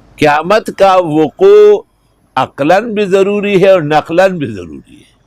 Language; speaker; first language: Urdu; non-native, local second language; Pashto